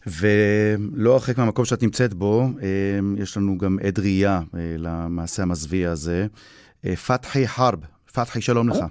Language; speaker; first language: Hebrew; native; Hebrew